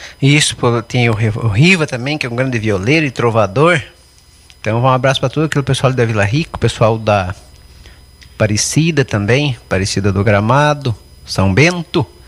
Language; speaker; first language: Portuguese; native; Portuguese